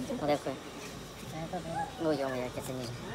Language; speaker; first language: Russian; non-native, learner; Turkish